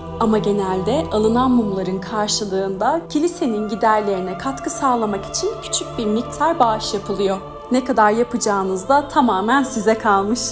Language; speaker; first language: Turkish; native; Turkish